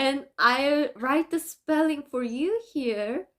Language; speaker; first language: English; non-native, fluent; Korean